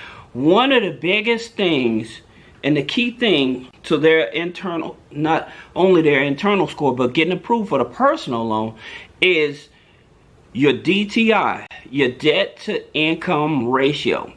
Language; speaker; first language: English; native; English